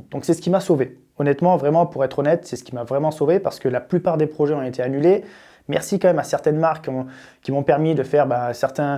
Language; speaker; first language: French; native; French